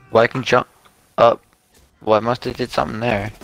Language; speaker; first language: English; native; English